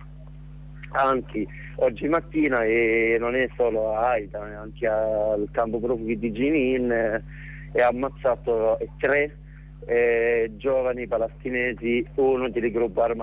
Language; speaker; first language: Italian; non-native, learner; Arabic